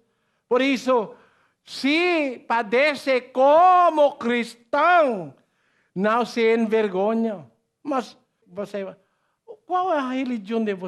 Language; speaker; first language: Portuguese; non-native, learner; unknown